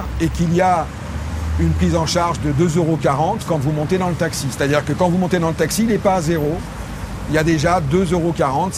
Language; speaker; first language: French; native; French